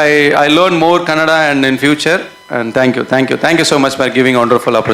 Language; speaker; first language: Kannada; non-native, learner; Tamil